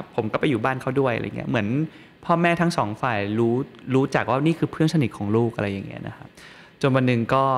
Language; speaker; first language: Thai; native; Thai